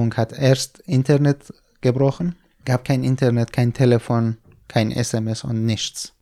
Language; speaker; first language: German; non-native, fluent; Persian